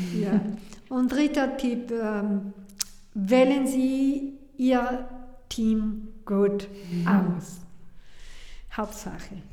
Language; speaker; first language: German; non-native, learner; Spanish